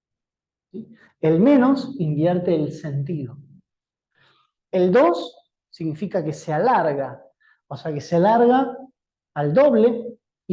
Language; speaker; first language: Spanish; native; Spanish